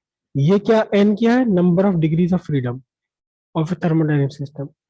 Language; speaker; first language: Hindi; native; Hindi